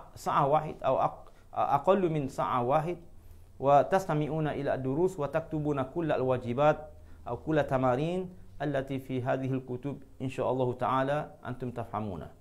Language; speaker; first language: Arabic; non-native, fluent; Malay